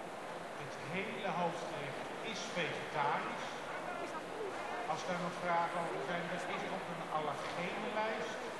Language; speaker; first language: Dutch; native; Dutch